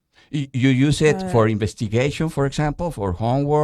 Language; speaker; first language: English; non-native, fluent; Spanish